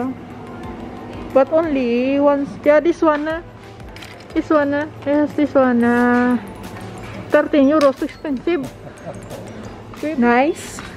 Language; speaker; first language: English; non-native, learner; Filipino